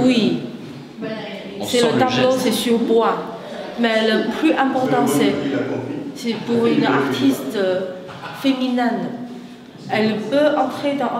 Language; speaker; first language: French; non-native, learner; Chinese